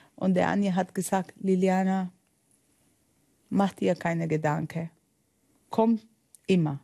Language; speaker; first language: German; non-native, learner; Spanish